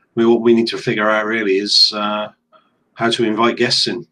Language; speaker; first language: English; native; English